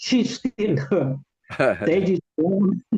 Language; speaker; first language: English; non-native, learner; Korean